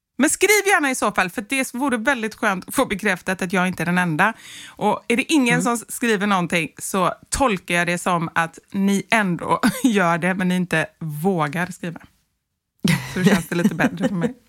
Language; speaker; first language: Swedish; native; Swedish